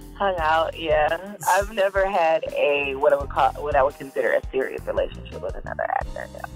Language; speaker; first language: English; native; English